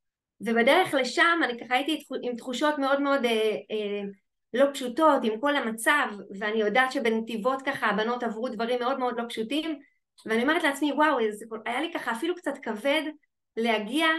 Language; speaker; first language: Hebrew; native; Hebrew